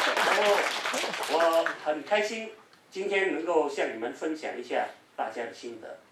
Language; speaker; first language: Chinese; early bilingual, heritage; Cantonese